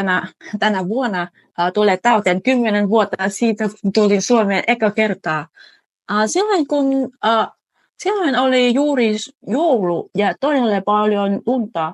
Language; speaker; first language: Finnish; non-native, fluent; Vietnamese